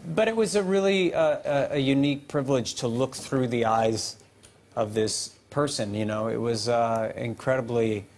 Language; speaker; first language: English; native; English